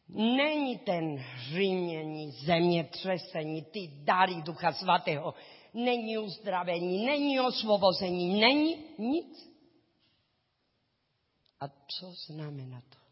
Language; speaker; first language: Czech; non-native, learner; Spanish